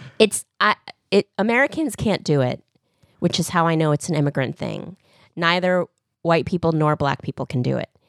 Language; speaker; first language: English; early bilingual, other home language; Korean